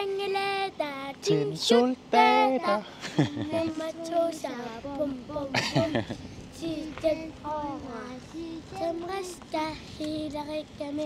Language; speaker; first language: Danish; non-native, learner; Kalaallisut